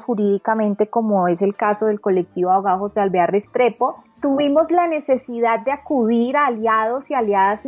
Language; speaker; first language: Spanish; native; Spanish